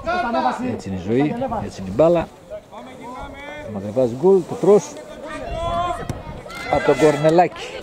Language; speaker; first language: Greek; native; Greek